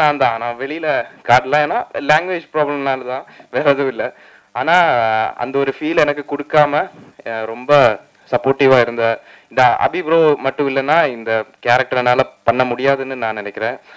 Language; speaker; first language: Tamil; non-native, fluent; Malayalam